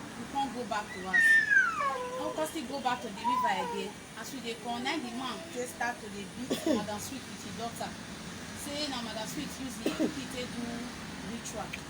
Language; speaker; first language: Nigerian Pidgin; non-native, local second language; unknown